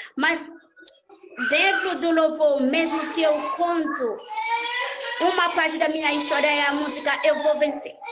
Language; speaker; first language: Portuguese; non-native, learner; Haitian Creole